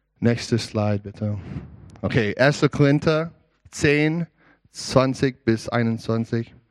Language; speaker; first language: German; non-native, learner; English